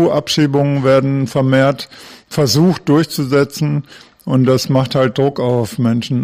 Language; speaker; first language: German; native; German